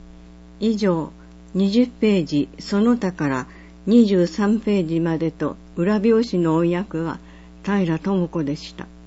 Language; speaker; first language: Japanese; native; Japanese